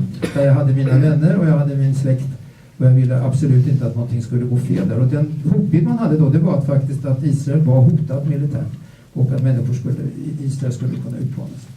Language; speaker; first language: Swedish; native; Swedish